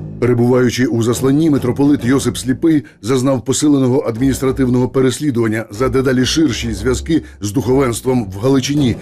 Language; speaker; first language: Ukrainian; native; Ukrainian